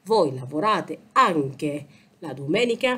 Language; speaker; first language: Italian; non-native, fluent; Arabic